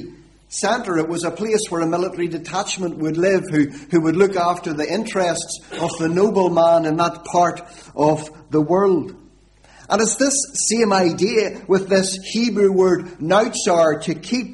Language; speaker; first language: English; native; English